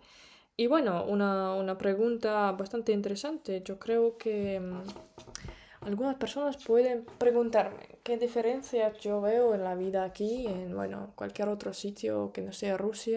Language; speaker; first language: Spanish; non-native, fluent; Russian